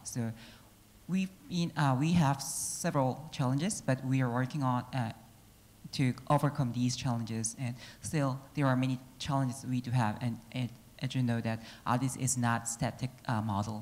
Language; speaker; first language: English; non-native, fluent; Korean